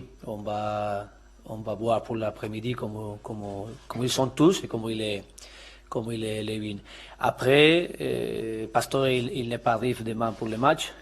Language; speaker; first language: French; non-native, learner; Spanish